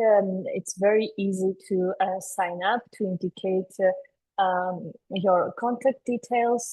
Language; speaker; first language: English; non-native, fluent; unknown